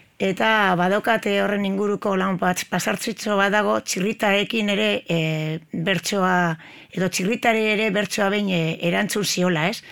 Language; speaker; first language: Basque; native; Basque